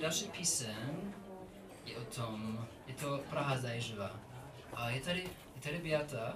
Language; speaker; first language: Czech; non-native, learner; English